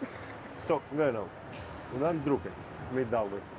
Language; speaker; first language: German; non-native, fluent; Spanish